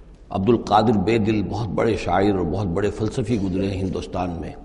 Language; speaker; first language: Urdu; native; Urdu